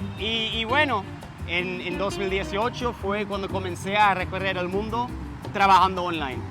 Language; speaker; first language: Spanish; non-native, fluent; English